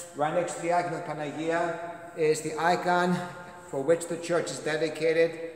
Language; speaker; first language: English; early bilingual, other home language; Greek